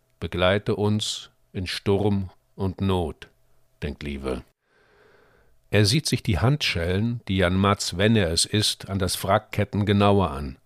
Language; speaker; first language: German; native; German